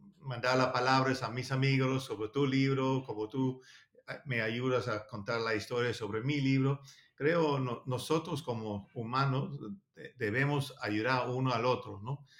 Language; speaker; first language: Spanish; non-native, learner; Danish